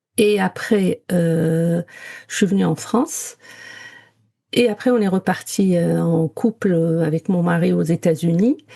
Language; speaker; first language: French; non-native, local second language; Arabic